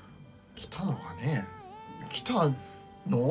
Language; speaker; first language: Japanese; native; Japanese